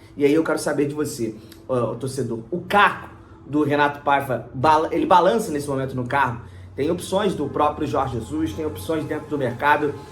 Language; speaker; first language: Portuguese; native; Portuguese